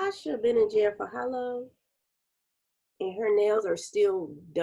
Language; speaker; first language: English; native; English